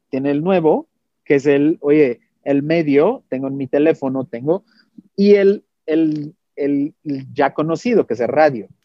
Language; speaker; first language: Spanish; non-native, fluent; Portuguese